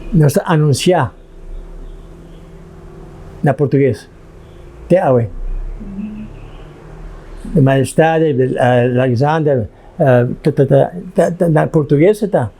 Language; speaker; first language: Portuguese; non-native, learner; Papiamento